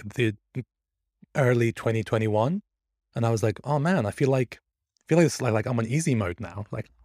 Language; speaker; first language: English; early bilingual, other home language; Persian